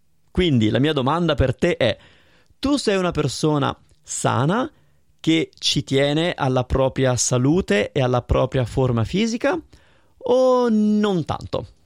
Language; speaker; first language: Italian; native; Italian